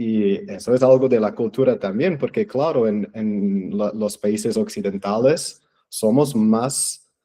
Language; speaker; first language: Spanish; non-native, fluent; English